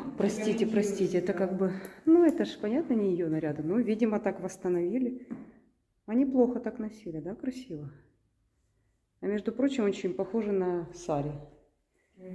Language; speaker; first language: Russian; native; Russian